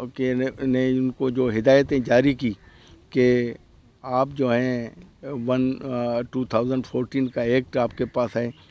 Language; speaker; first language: Urdu; non-native, local second language; Baluchi